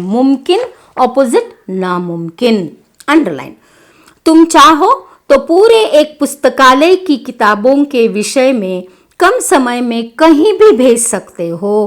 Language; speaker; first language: Hindi; non-native, local second language; Kannada